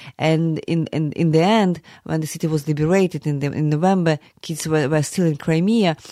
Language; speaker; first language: English; non-native, fluent; Ukrainian